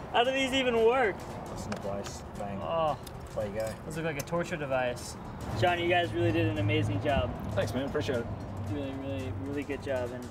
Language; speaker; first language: English; native; English